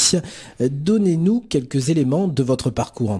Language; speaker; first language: French; native; French